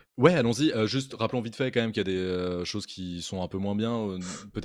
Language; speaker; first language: French; native; French